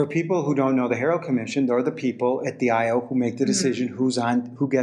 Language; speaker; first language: English; native; English